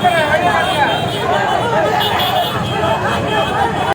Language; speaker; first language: Tamil; native; Tamil